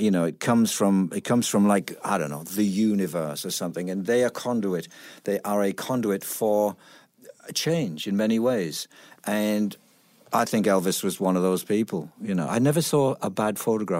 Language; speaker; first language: English; native; English